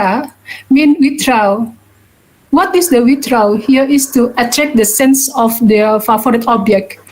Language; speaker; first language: English; non-native, learner; Balinese